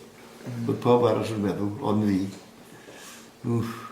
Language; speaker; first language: Welsh; native; Welsh